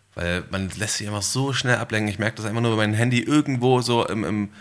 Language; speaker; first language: German; native; German